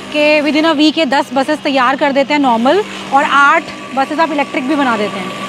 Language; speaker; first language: Hindi; native; Hindi